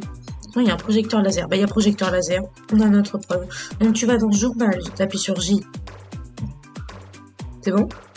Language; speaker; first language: French; native; French